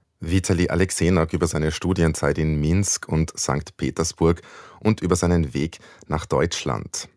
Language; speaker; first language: German; native; German